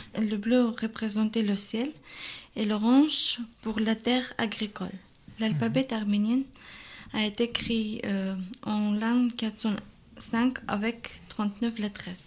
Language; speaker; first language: French; non-native, learner; Armenian